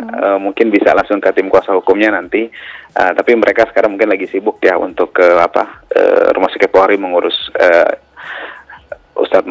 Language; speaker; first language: Indonesian; native; Indonesian